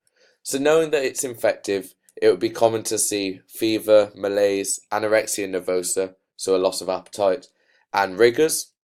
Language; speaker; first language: English; native; English